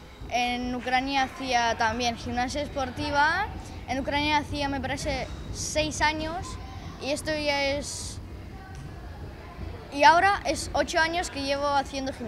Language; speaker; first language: Spanish; non-native, learner; Ukrainian